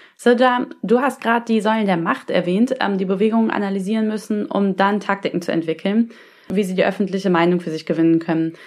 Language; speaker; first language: German; native; German